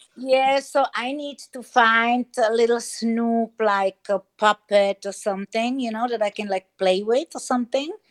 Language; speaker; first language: English; non-native, learner; German